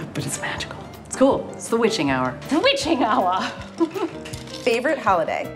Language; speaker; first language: English; native; English